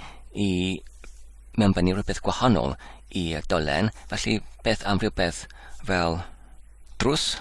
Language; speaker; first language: Welsh; non-native, learner; Polish